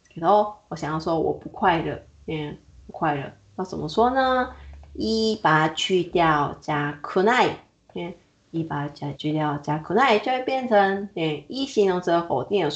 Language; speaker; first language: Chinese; non-native, fluent; Japanese